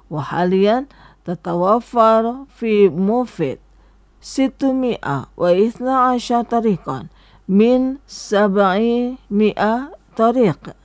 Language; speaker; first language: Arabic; non-native, fluent; Indonesian